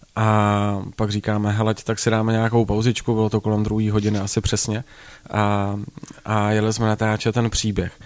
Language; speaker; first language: Czech; native; Czech